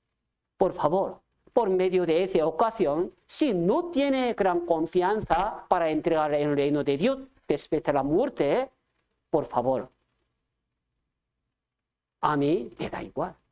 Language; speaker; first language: Spanish; non-native, fluent; Korean